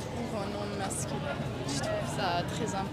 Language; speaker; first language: French; non-native, learner; Italian